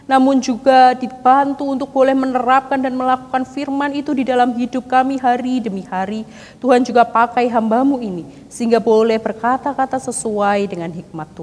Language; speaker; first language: Indonesian; native; Indonesian